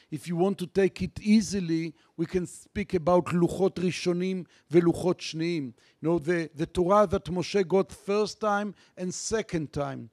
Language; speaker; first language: English; non-native, fluent; Hebrew